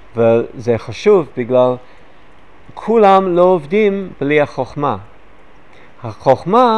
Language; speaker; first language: Hebrew; non-native, fluent; English